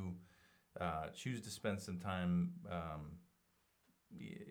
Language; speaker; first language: English; native; English